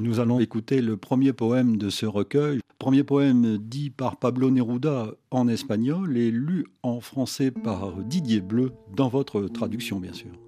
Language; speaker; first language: French; native; French